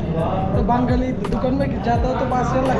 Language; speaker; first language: Hindi; non-native, learner; Bangla